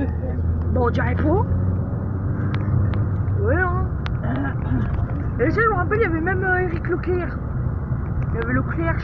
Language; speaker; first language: French; native; French